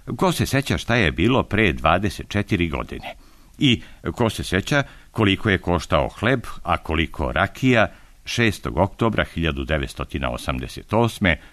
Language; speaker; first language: Serbian; native; Serbian